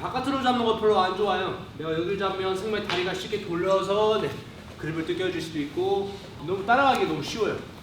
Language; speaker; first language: Korean; early bilingual, heritage; Korean